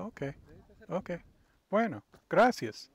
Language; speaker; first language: Spanish; non-native, learner; English